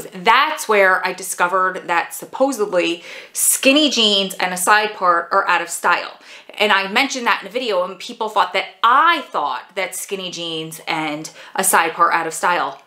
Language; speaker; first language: English; native; English